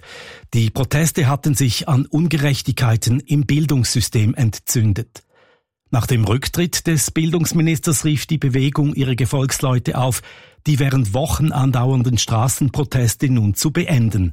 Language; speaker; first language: German; native; German